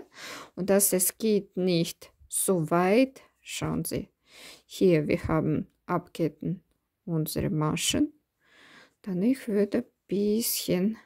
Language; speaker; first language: German; non-native, learner; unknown